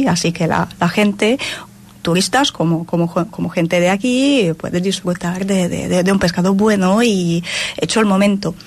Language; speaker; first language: Spanish; non-native, fluent; Italian